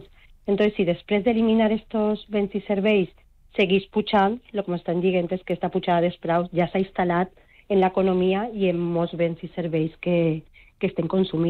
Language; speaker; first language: Catalan; non-native, local second language; Spanish